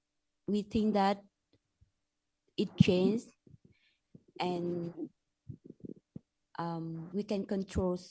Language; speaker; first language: English; non-native, learner; Vietnamese